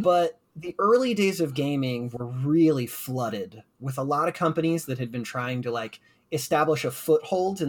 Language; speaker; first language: English; native; English